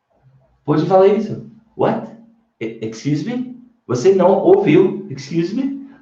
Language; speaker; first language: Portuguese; non-native, fluent; English